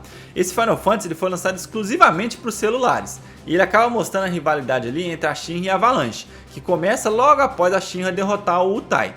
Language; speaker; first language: Portuguese; native; Portuguese